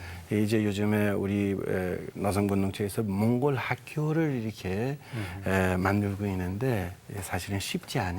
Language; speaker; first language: Korean; non-native, fluent; Persian